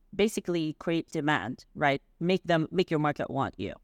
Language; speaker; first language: English; non-native, local second language; Filipino